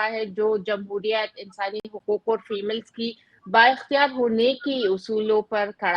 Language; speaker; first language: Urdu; non-native, fluent; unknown